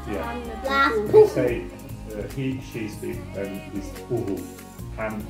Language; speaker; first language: English; non-native, fluent; Russian